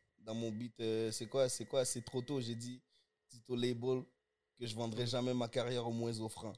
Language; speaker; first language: French; early bilingual, other home language; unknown